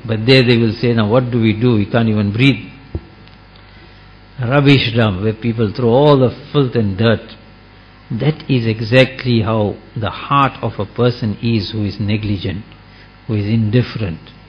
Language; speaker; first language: English; native; English